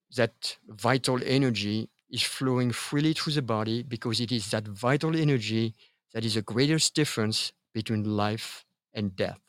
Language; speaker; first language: English; non-native, fluent; French